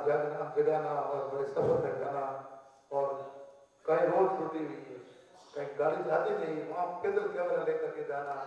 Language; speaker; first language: Hindi; native; Hindi